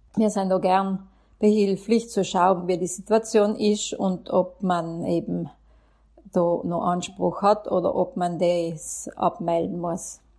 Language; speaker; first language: German; native; German